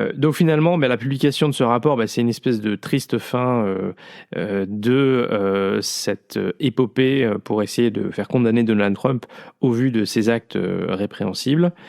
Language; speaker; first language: French; native; French